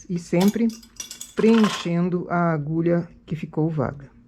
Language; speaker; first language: Portuguese; native; Portuguese